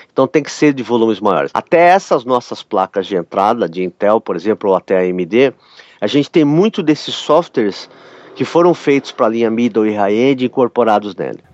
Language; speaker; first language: Portuguese; native; Portuguese